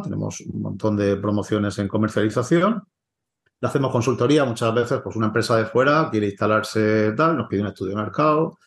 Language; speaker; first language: Spanish; native; Spanish